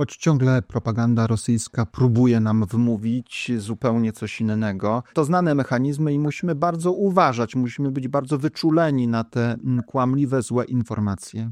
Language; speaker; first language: Polish; native; Polish